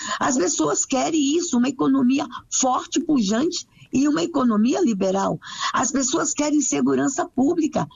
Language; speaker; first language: Portuguese; native; Portuguese